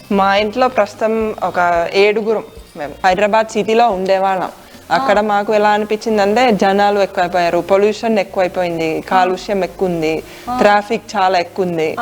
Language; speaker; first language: Telugu; non-native, fluent; Finnish